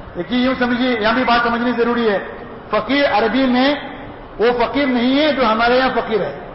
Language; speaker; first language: Urdu; non-native, local second language; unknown